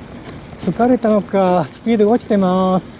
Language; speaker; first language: Japanese; native; Japanese